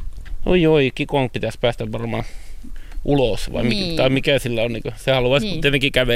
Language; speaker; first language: Finnish; native; Finnish